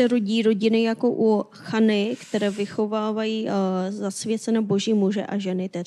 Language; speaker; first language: Czech; non-native, fluent; Korean